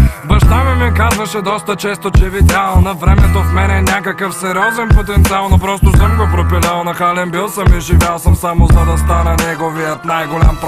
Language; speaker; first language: Bulgarian; native; Bulgarian